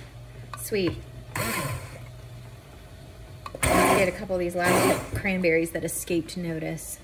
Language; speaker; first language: English; native; English